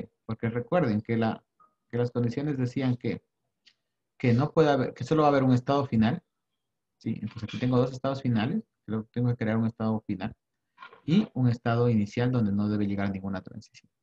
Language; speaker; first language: Spanish; native; Spanish